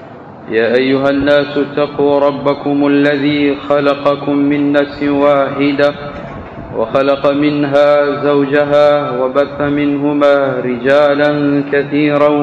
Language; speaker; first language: Arabic; non-native, fluent; Swahili